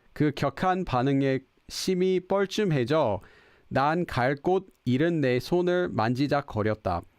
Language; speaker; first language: Korean; non-native, fluent; English